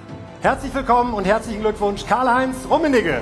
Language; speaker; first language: German; native; German